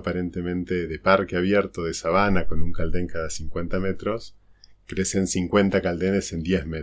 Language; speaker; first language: Spanish; native; Spanish